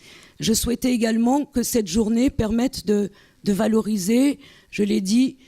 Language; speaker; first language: French; native; French